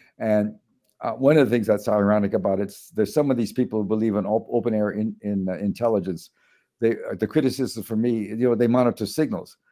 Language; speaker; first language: English; native; English